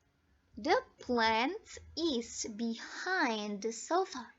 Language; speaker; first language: English; non-native, fluent; Indonesian